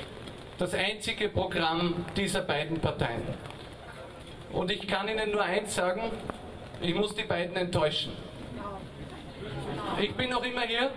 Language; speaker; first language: German; native; German